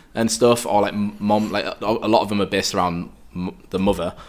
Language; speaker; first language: English; native; English